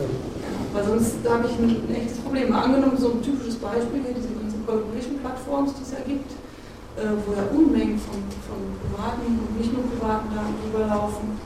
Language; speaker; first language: German; native; German